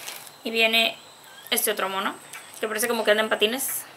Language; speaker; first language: Spanish; native; Spanish